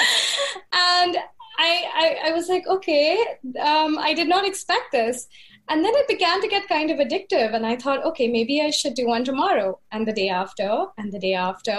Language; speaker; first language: English; non-native, local second language; Hindi